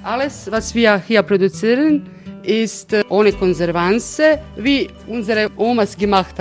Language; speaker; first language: German; non-native, learner; Croatian